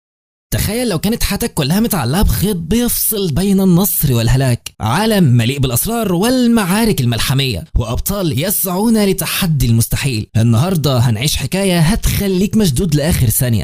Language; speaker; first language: Arabic; native; Arabic